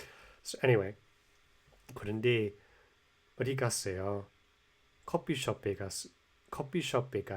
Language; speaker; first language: Korean; non-native, learner; English